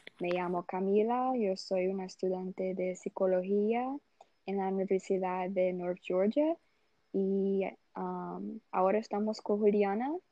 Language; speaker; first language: Spanish; non-native, learner; Portuguese